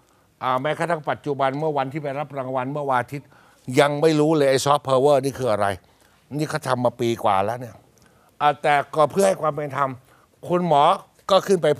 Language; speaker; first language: Thai; native; Thai